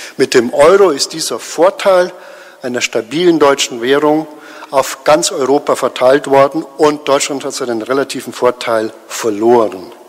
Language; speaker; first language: German; native; German